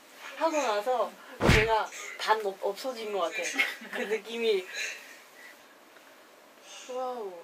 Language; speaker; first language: Korean; non-native, fluent; Chinese